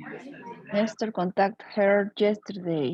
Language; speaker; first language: English; non-native, learner; Spanish